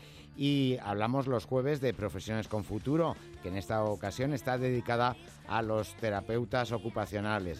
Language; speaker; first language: Spanish; native; Spanish